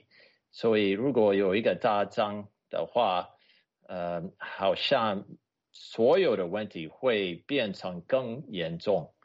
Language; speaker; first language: Chinese; non-native, fluent; English